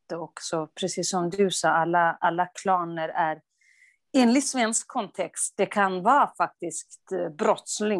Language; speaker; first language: Swedish; non-native, fluent; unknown